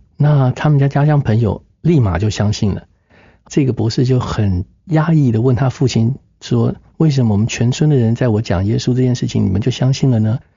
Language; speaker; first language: Chinese; native; Chinese